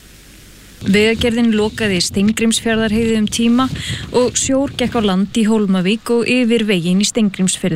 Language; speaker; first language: Icelandic; native; Icelandic